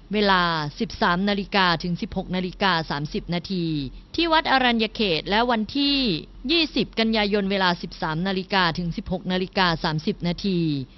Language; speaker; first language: Thai; native; Thai